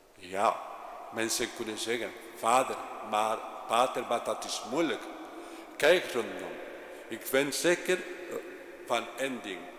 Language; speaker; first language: Dutch; non-native, fluent; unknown